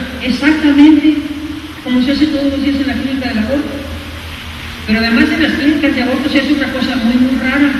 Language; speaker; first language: Spanish; native; Spanish